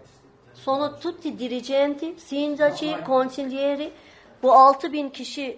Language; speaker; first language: Italian; non-native, fluent; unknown